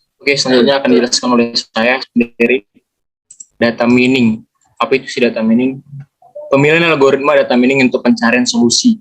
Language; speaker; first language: Indonesian; native; Indonesian